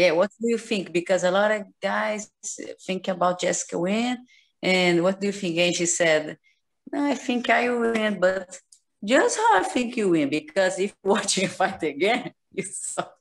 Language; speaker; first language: English; non-native, learner; Portuguese